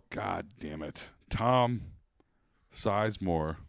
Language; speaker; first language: English; native; English